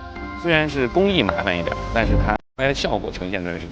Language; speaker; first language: Chinese; native; Chinese